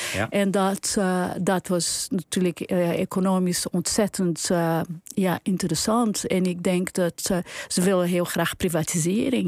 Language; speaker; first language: Dutch; non-native, fluent; Portuguese